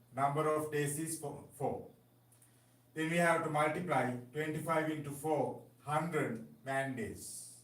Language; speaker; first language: English; non-native, local second language; Sinhala